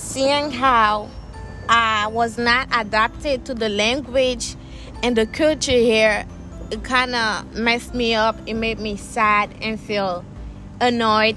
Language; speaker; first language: English; non-native, fluent; Haitian Creole